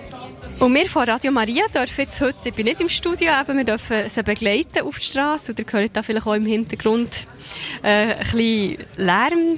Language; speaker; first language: German; native; German